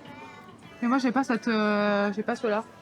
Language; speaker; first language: French; native; French